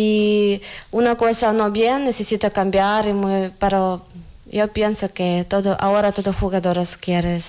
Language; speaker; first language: Spanish; non-native, learner; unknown